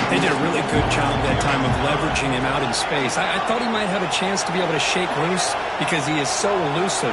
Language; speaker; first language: English; native; English